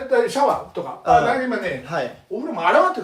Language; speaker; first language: Japanese; native; Japanese